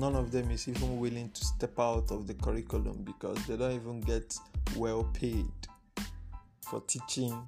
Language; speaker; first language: English; non-native, local second language; Igbo